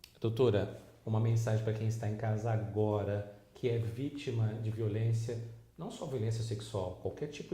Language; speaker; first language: Portuguese; native; Portuguese